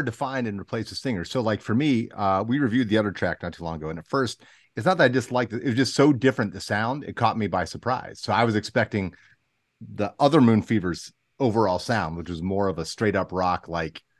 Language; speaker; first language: English; native; English